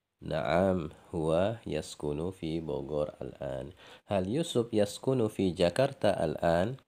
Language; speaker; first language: Arabic; non-native, fluent; Indonesian